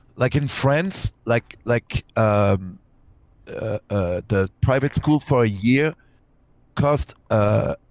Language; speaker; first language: English; non-native, fluent; French